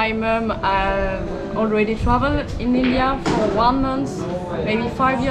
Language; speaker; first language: English; non-native, learner; French